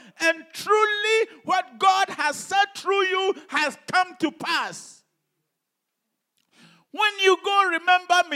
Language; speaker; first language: English; non-native, local second language; Hausa